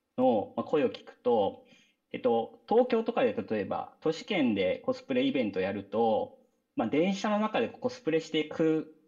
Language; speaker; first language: Japanese; native; Japanese